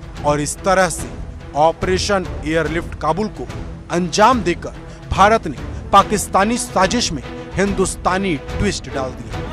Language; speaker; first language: Hindi; native; Hindi